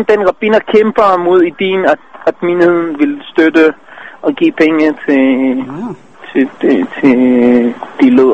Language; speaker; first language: Danish; non-native, fluent; Hebrew